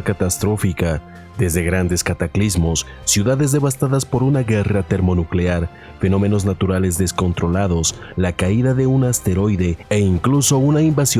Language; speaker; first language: Spanish; native; Spanish